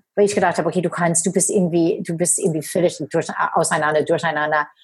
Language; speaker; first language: German; non-native, fluent; English